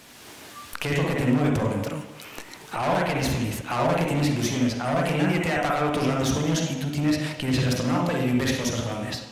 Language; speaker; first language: Spanish; native; Spanish